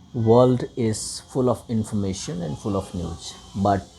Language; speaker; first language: English; non-native, local second language; Hindi